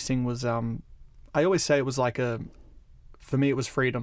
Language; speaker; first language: English; native; English